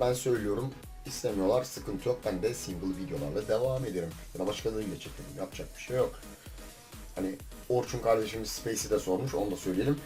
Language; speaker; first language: Turkish; native; Turkish